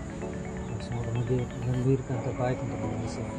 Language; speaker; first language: Indonesian; non-native, fluent; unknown